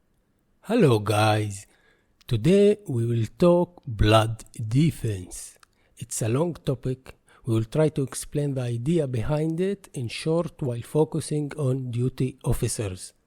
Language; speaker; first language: English; non-native, fluent; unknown